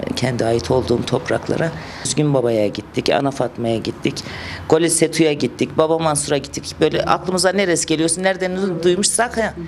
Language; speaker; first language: Turkish; native; Turkish